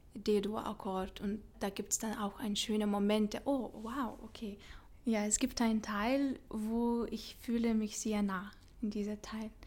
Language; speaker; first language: German; non-native, learner; Lithuanian